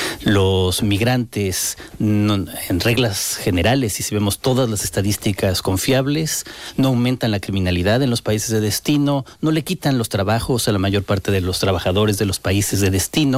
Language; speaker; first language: Spanish; native; Spanish